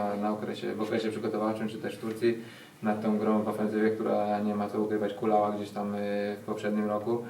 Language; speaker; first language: Polish; native; Polish